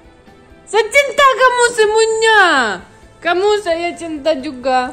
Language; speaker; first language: Indonesian; non-native, learner; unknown